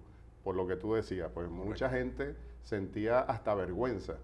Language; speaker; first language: Spanish; native; Spanish